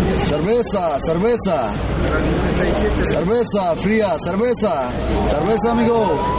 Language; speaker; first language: Spanish; non-native, learner; Bangla